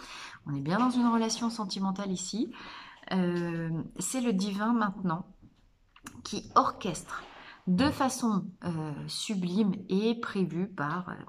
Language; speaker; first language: French; native; French